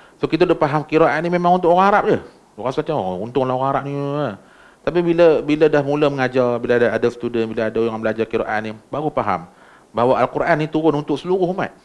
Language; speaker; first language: Malay; native; Malay